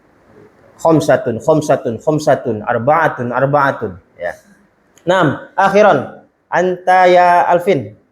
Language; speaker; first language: Arabic; non-native, fluent; Indonesian